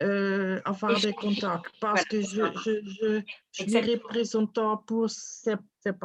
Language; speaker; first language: French; non-native, fluent; Dutch